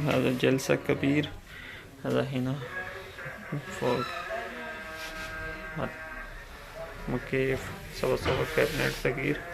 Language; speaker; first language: Arabic; non-native, learner; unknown